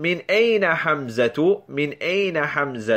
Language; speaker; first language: Arabic; non-native, fluent; English